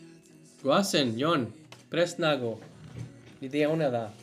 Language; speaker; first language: Basque; non-native, learner; English